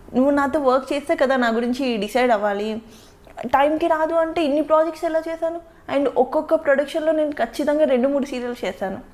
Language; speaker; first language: Telugu; native; Telugu